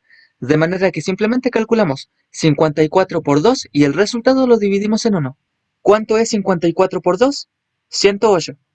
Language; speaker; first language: Spanish; native; Spanish